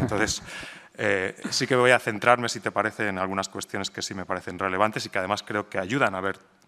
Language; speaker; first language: Spanish; native; Spanish